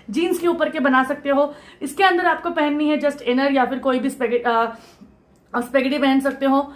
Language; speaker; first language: Hindi; non-native, local second language; Marathi